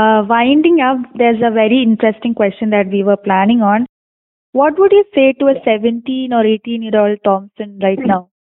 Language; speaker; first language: English; non-native, local second language; Malayalam